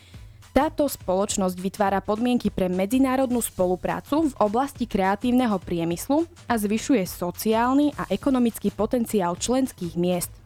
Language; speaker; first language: Slovak; native; Slovak